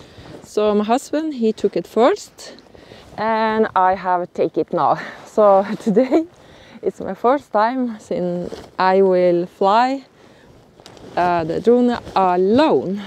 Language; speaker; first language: English; non-native, learner; Norwegian